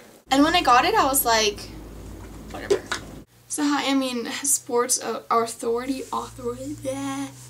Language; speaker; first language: English; non-native, fluent; Danish